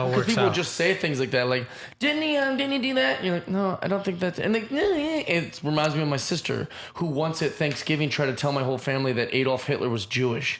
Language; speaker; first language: English; native; English